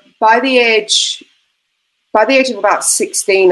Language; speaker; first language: English; native; English